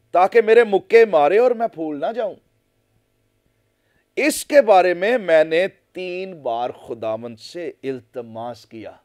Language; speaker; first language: Urdu; non-native, local second language; Punjabi